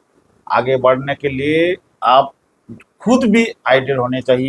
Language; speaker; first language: Hindi; non-native, local second language; Bangla